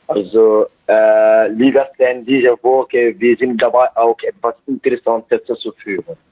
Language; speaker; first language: German; non-native, fluent; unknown